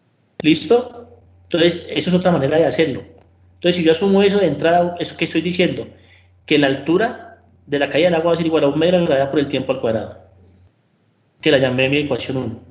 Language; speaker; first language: Spanish; native; Spanish